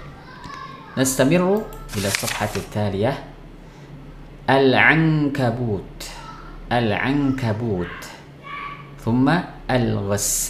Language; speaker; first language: Arabic; non-native, fluent; Indonesian